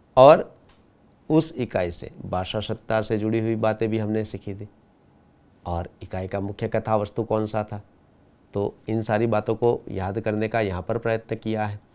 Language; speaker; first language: Hindi; non-native, local second language; Gujarati